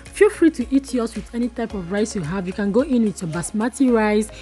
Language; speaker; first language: English; non-native, local second language; Igbo